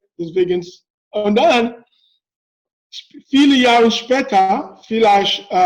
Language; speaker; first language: German; non-native, fluent; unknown